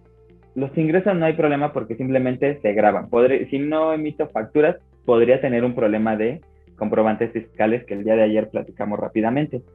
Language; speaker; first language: Spanish; native; Spanish